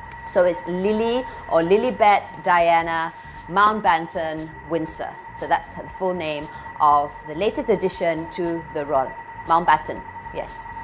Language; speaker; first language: English; non-native, local second language; Malay